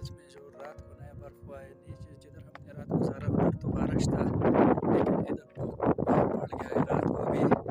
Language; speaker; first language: Hindi; non-native, local second language; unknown